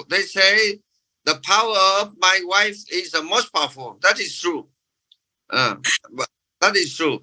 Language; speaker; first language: English; non-native, fluent; Vietnamese